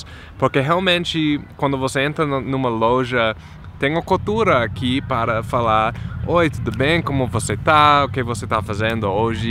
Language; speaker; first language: Portuguese; non-native, fluent; English